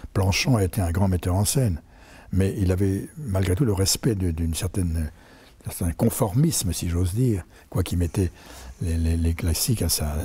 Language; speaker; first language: French; native; French